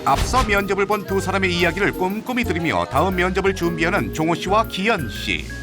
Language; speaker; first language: Korean; native; Korean